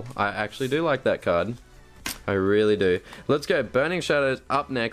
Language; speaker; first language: English; native; English